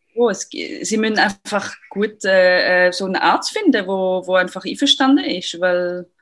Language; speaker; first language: German; non-native, fluent; French